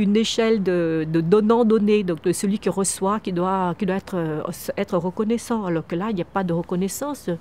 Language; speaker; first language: French; early bilingual, other home language; Vietnamese